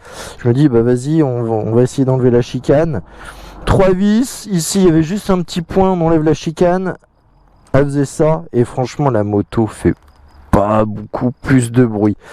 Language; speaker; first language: French; native; French